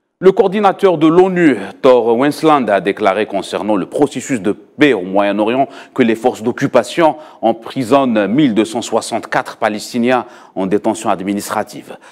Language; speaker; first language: French; non-native, local second language; Arabic